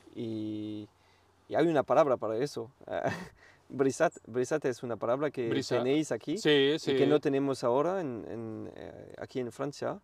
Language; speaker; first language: Spanish; non-native, learner; French